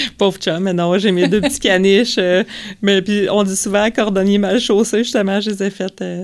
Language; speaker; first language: French; native; French